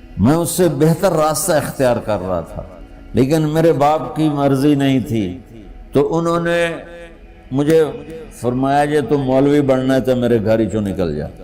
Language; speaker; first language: Urdu; non-native, local second language; Punjabi